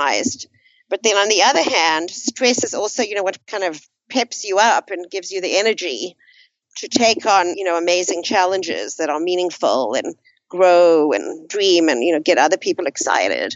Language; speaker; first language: English; native; English